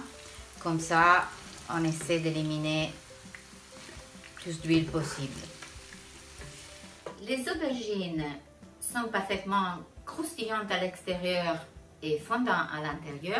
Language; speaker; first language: French; non-native, fluent; Italian